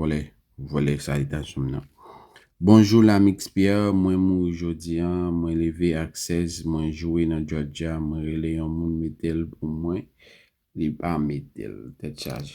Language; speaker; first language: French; non-native, learner; Haitian Creole